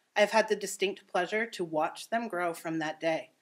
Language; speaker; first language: English; native; English